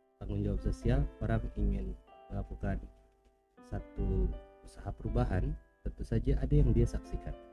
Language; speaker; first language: Indonesian; native; Indonesian